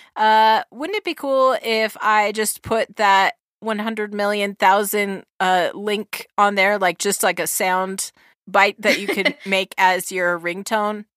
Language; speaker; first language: English; native; English